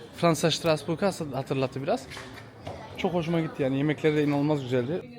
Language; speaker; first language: Turkish; early bilingual, heritage; Turkish